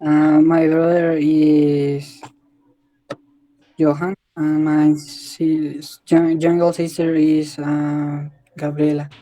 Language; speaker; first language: English; non-native, learner; Spanish